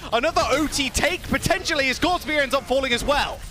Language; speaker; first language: English; native; English